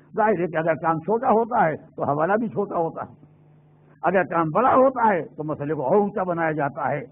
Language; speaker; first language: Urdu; native; Urdu